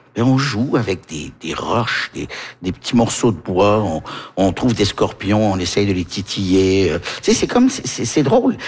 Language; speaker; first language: French; early bilingual, heritage; French